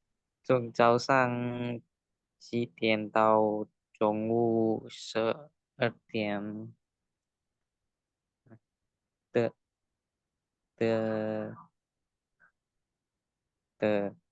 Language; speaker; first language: Chinese; non-native, learner; Indonesian